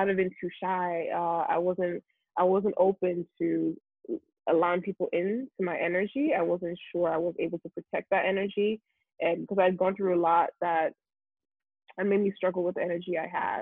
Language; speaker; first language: English; non-native, local second language; Yoruba